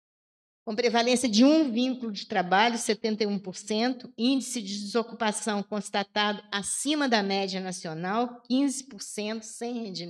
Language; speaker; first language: Portuguese; native; Portuguese